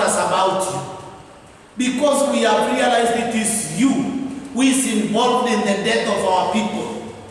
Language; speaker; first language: English; non-native, local second language; Swahili